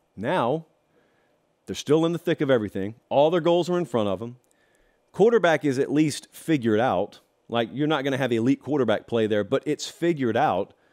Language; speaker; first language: English; native; English